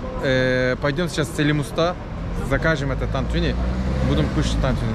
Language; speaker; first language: Russian; non-native, learner; Turkish